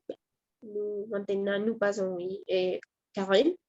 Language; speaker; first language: French; non-native, learner; Spanish